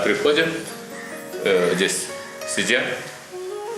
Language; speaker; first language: Russian; non-native, fluent; Nepali